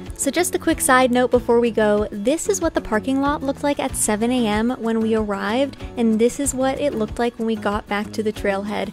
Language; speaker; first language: English; native; English